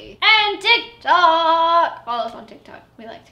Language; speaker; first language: English; native; English